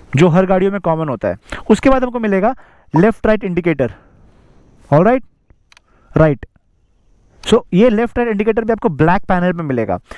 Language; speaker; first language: Hindi; native; Hindi